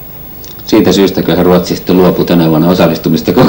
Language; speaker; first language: Finnish; native; Finnish